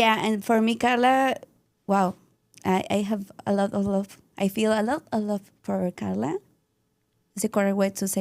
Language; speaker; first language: English; non-native, learner; Spanish